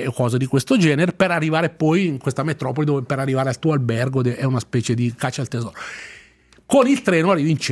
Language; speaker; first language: Italian; native; Italian